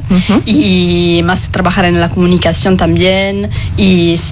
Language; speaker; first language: Spanish; non-native, fluent; Italian